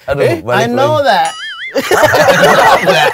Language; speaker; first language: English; non-native, learner; Indonesian